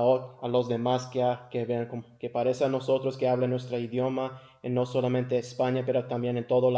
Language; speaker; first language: Spanish; early bilingual, heritage; English